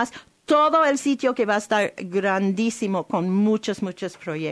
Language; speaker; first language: Spanish; non-native, learner; English